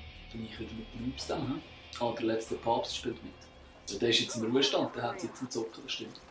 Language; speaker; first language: German; native; German